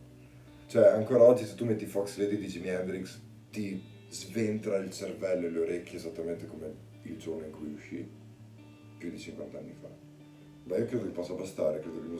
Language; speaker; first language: Italian; native; Italian